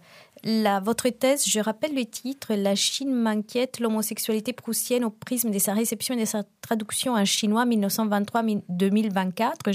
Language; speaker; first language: French; non-native, fluent; Italian